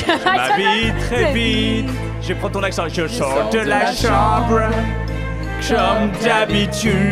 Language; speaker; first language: French; native; French